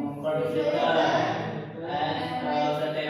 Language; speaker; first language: English; non-native, learner; Indonesian